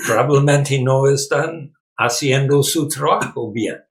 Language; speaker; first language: Spanish; non-native, learner; English